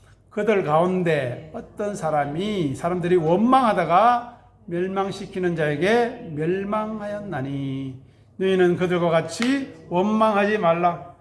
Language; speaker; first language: Korean; native; Korean